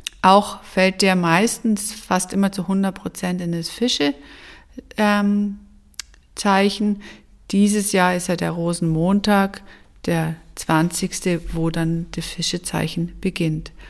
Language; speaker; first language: German; native; German